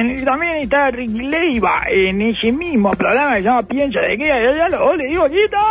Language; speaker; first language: Spanish; native; Spanish